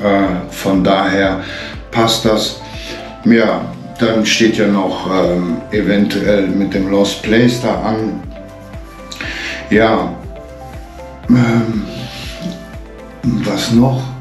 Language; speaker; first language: German; native; German